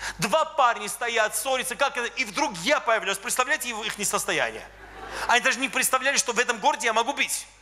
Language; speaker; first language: Russian; non-native, local second language; Armenian